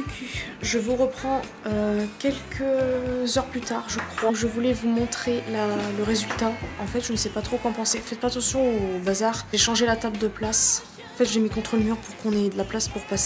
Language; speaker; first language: French; native; French